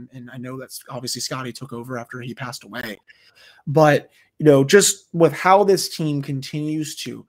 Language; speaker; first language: English; native; English